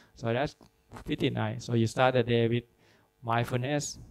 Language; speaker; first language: English; non-native, fluent; Thai